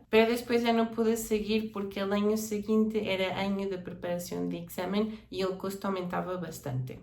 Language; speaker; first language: Spanish; non-native, fluent; Portuguese